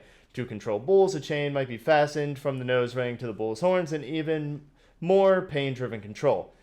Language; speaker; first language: English; native; English